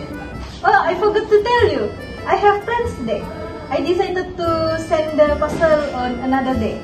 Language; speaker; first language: English; non-native, local second language; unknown